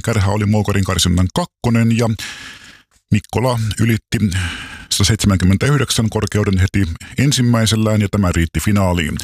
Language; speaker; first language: Finnish; native; Finnish